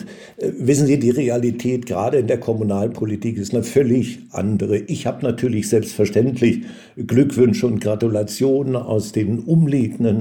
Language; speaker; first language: German; native; German